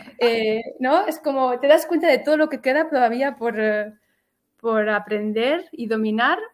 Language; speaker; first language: Spanish; early bilingual, heritage; Galician